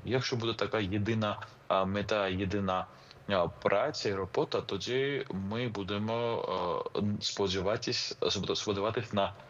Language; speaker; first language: Ukrainian; non-native, fluent; Georgian